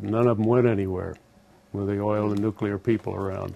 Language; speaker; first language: English; native; English